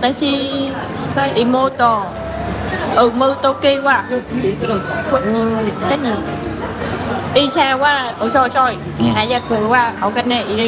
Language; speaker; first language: Japanese; non-native, learner; Vietnamese